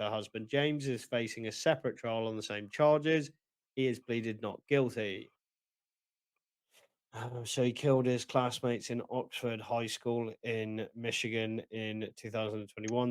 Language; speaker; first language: English; native; English